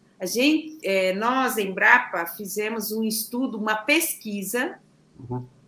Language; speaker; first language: Portuguese; native; Portuguese